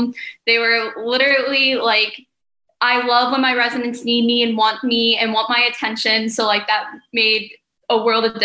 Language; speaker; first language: English; native; English